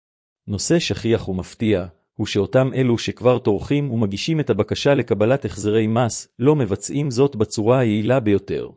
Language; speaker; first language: Hebrew; native; Hebrew